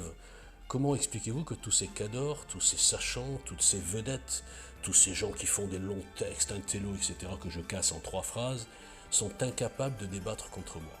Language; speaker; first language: French; native; French